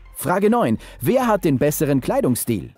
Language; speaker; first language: German; native; German